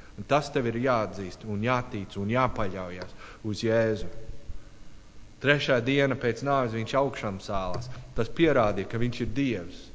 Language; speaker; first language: Latvian; non-native, learner; English